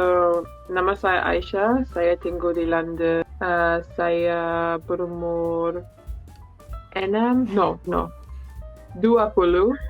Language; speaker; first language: Indonesian; non-native, learner; English